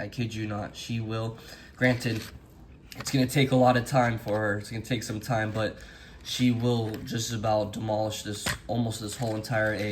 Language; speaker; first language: English; native; English